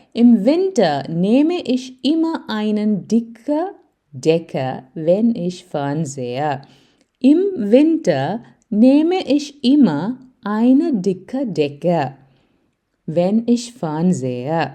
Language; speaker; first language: German; non-native, fluent; Malayalam